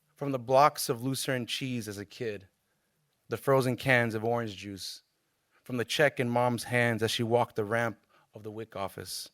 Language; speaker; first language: English; native; English